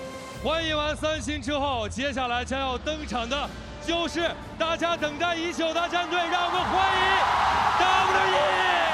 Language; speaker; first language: Chinese; native; Chinese